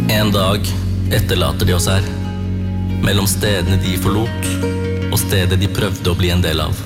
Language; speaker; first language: Norwegian; early bilingual, other home language; Tamil